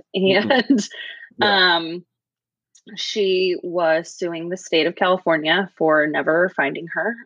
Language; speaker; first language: English; native; English